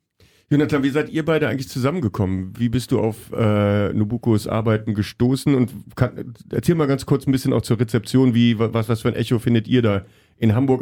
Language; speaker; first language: German; native; German